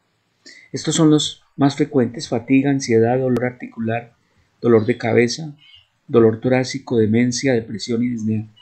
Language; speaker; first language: Spanish; native; Spanish